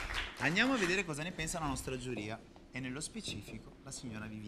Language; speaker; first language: Italian; native; Italian